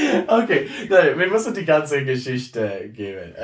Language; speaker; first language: German; non-native, learner; English